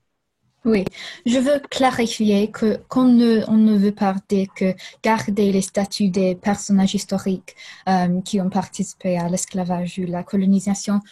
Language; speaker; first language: French; non-native, fluent; English